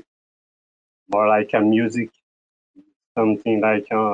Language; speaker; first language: English; non-native, fluent; Portuguese